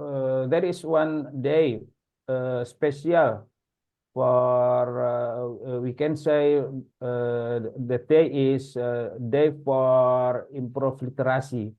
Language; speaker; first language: English; non-native, learner; Indonesian